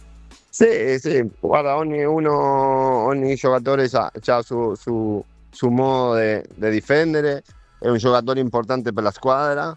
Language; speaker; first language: Italian; non-native, fluent; Spanish